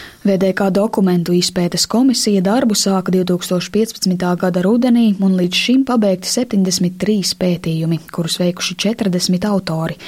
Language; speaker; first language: Latvian; native; Latvian